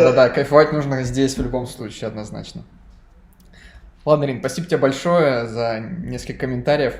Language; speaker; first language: Russian; native; Russian